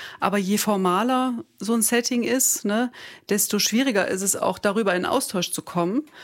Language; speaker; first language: German; native; German